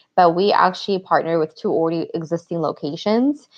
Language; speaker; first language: English; native; English